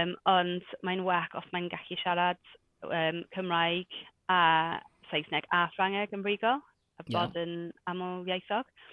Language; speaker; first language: Welsh; non-native, local second language; English